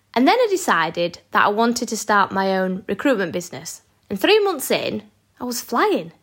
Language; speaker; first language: English; native; English